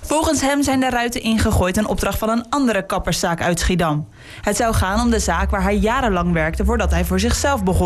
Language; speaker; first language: Dutch; native; Dutch